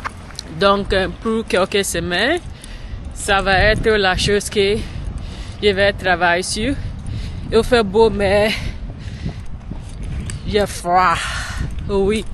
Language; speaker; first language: French; non-native, learner; English